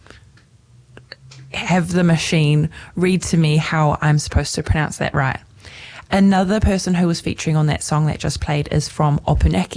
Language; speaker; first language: English; native; English